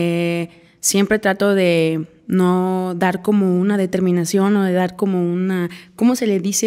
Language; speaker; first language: Spanish; native; Spanish